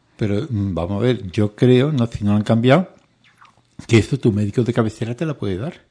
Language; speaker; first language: Spanish; native; Spanish